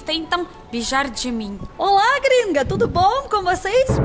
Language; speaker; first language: Portuguese; non-native, learner; Russian